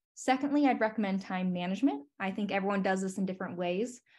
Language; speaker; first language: English; native; English